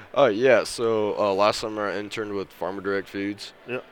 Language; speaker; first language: English; native; English